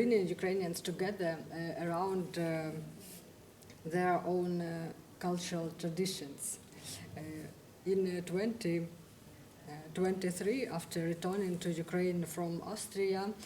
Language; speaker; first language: English; non-native, fluent; Ukrainian